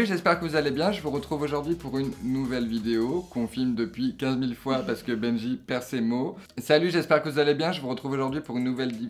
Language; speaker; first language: French; native; French